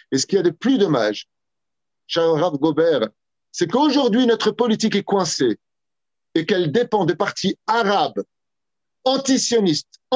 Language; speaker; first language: French; native; French